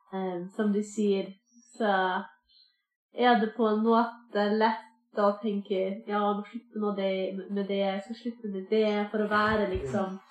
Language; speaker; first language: Norwegian; non-native, fluent; English